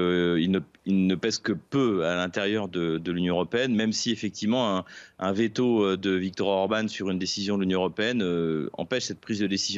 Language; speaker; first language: French; native; French